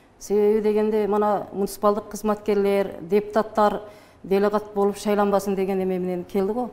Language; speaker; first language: Kyrgyz; native; Kyrgyz